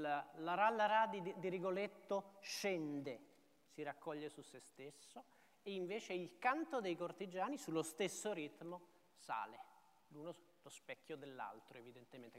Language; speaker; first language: Italian; native; Italian